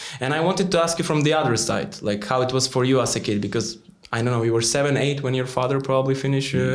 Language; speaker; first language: English; non-native, learner; Polish